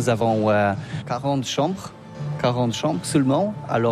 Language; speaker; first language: French; non-native, learner; Polish